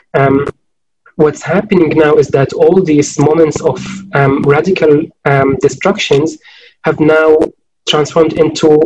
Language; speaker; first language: English; non-native, fluent; Arabic